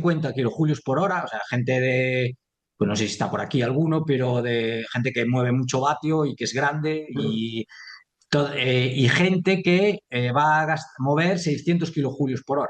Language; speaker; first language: Spanish; native; Spanish